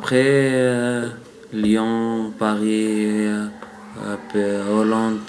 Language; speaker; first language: French; non-native, learner; Arabic